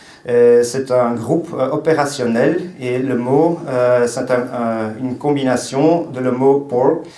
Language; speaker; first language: French; non-native, local second language; Dutch